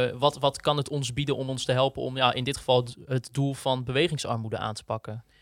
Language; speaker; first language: Dutch; native; Dutch